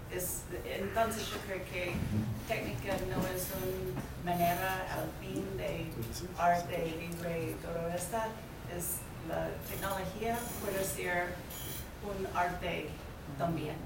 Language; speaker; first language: Spanish; non-native, learner; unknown